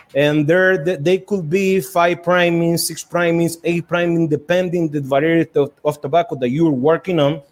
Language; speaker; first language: English; non-native, fluent; Spanish